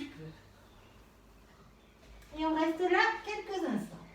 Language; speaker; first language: French; native; French